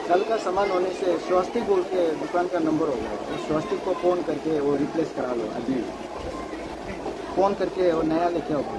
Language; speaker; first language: Hindi; non-native, local second language; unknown